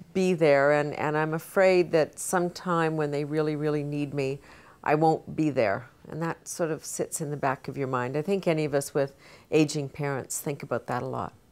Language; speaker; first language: English; native; English